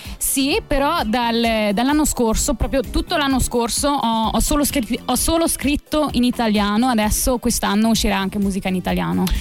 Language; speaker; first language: Italian; non-native, local second language; German